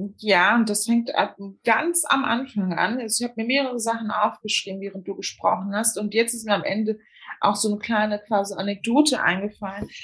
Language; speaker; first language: German; early bilingual, other home language; Turkish